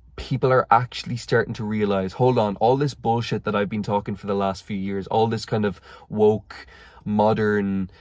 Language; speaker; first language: English; native; English